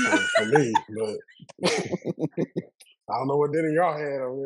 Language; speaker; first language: English; native; English